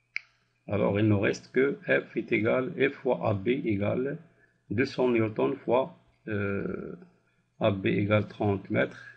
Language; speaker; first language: French; non-native, local second language; Arabic